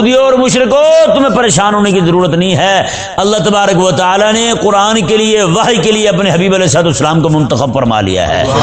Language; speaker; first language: Urdu; non-native, local second language; Punjabi